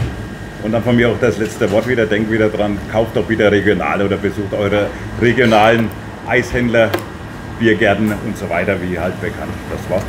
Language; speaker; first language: German; native; German